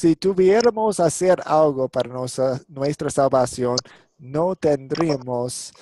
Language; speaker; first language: Spanish; non-native, fluent; English